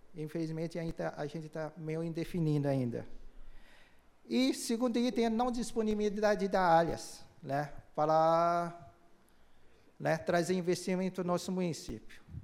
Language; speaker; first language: Portuguese; early bilingual, other home language; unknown